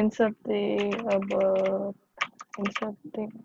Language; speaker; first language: English; non-native, learner; Indonesian